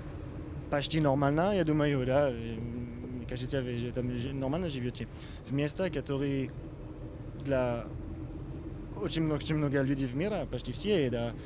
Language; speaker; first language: Russian; non-native, learner; French